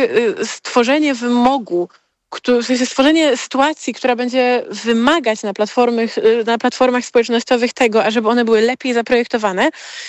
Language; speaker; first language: Polish; native; Polish